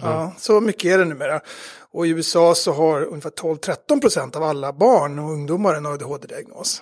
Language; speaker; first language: Swedish; native; Swedish